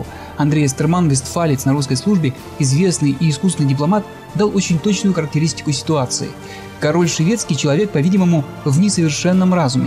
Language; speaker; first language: Russian; native; Russian